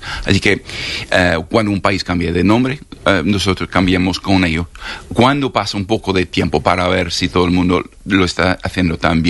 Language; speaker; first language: Spanish; non-native, fluent; English